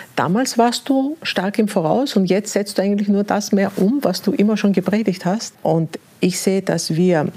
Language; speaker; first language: German; non-native, fluent; Greek